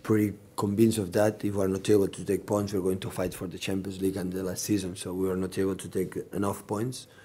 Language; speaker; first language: English; non-native, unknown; Catalan